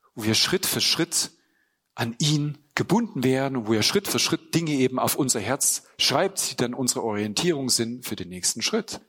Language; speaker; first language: German; native; German